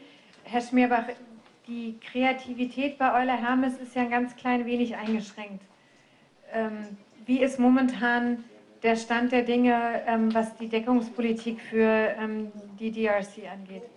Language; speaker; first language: German; native; German